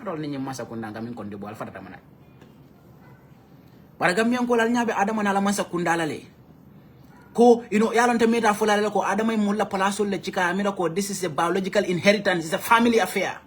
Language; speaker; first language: English; non-native, local second language; Wolof